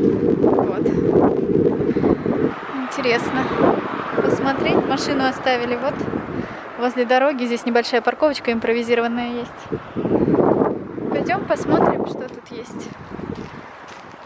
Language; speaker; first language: Russian; native; Russian